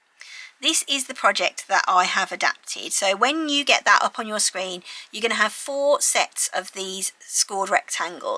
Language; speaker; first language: English; native; English